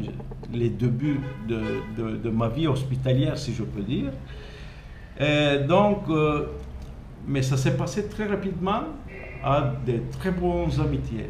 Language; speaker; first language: French; non-native, fluent; Turkish